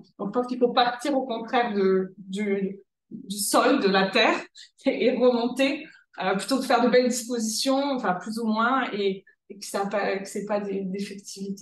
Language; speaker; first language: French; native; French